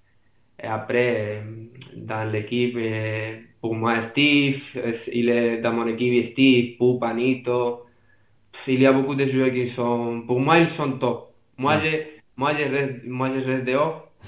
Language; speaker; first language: French; non-native, fluent; Spanish